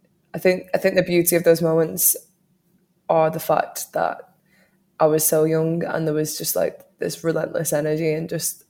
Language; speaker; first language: English; native; English